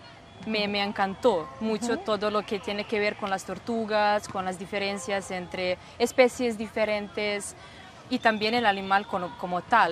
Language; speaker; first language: Spanish; non-native, fluent; Serbian